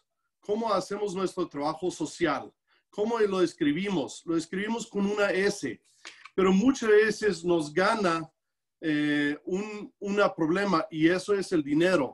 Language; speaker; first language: Spanish; non-native, local second language; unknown